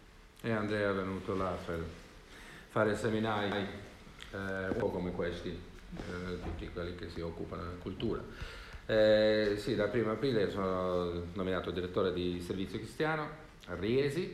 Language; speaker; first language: Italian; non-native, learner; Swedish